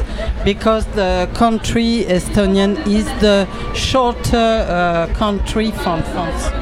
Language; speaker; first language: English; non-native, learner; French